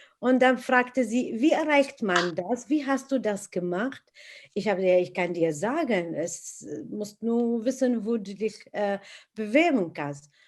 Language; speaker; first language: German; non-native, fluent; Arabic